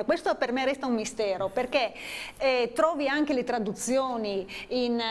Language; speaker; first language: Italian; native; Italian